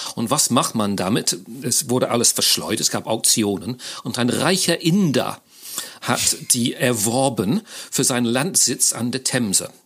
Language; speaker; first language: German; non-native, fluent; English